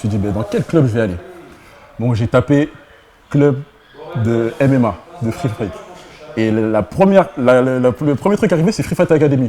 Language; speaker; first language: French; native; French